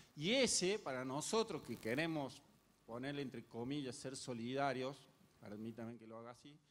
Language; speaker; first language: Spanish; native; Spanish